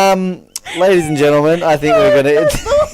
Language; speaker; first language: English; native; English